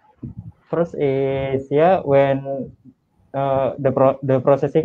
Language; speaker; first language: English; non-native, learner; Indonesian